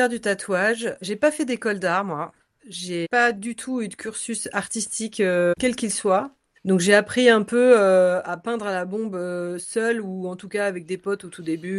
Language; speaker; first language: French; native; French